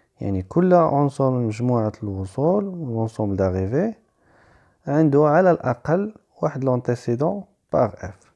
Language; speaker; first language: French; non-native, local second language; Arabic